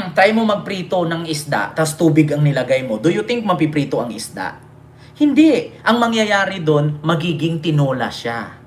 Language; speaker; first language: Filipino; non-native, local second language; Cebuano